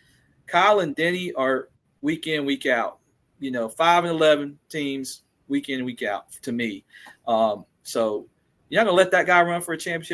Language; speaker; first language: English; native; English